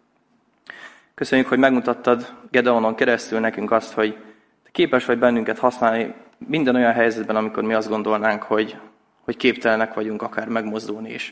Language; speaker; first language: Hungarian; native; Hungarian